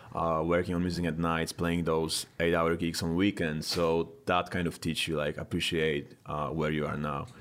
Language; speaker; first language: English; non-native, fluent; Polish